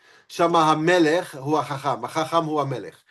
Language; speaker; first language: Hebrew; non-native, fluent; English